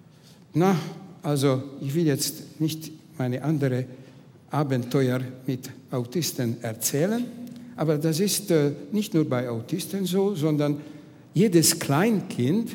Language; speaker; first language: German; non-native, fluent; Hungarian